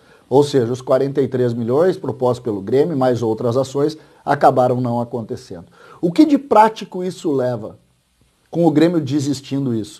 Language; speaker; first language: Portuguese; native; Portuguese